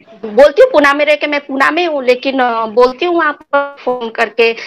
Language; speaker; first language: Hindi; non-native, local second language; Nepali